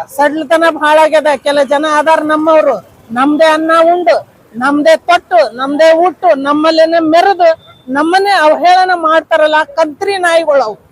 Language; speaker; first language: Kannada; non-native, local second language; Lambadi